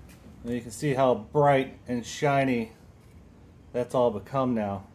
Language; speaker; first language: English; native; English